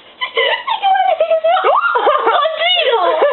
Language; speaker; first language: Spanish; native; Spanish